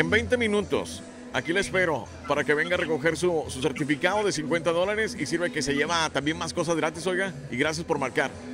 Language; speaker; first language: Spanish; native; Spanish